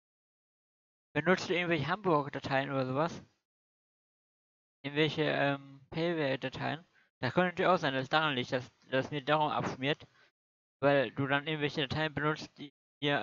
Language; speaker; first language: German; native; German